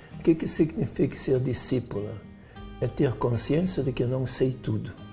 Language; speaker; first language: Portuguese; non-native, fluent; Dutch